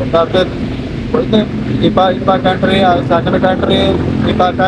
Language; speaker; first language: Filipino; non-native, learner; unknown